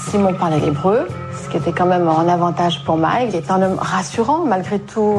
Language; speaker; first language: French; native; French